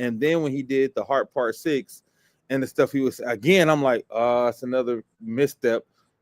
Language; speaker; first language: English; native; English